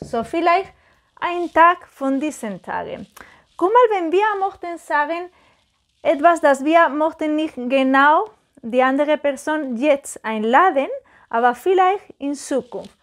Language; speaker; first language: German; non-native, learner; Spanish